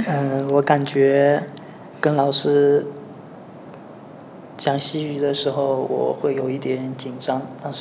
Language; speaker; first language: Spanish; non-native, learner; Chinese